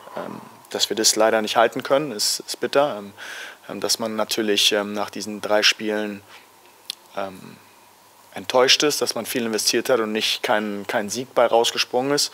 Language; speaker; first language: German; native; German